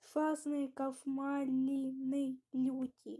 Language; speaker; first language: Russian; early bilingual, heritage; Russian